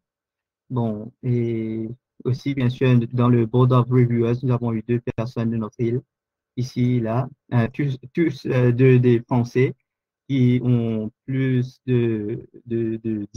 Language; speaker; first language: French; non-native, local second language; Morisyen